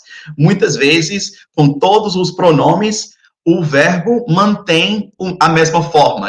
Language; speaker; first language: Portuguese; non-native, fluent; English